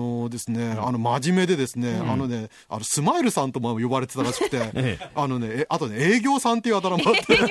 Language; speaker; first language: Japanese; native; Japanese